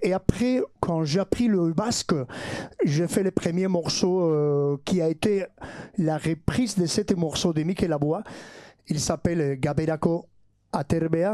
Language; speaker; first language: French; non-native, fluent; Basque